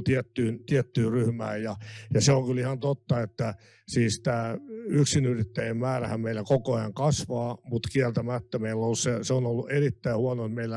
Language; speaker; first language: Finnish; native; Finnish